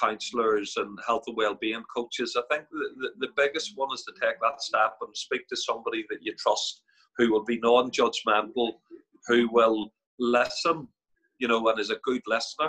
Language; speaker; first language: English; native; English